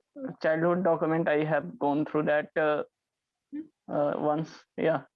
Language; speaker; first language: English; non-native, learner; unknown